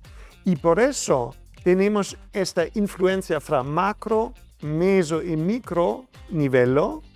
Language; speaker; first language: Spanish; non-native, fluent; German